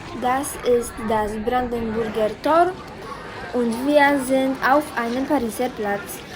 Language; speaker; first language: German; non-native, learner; Polish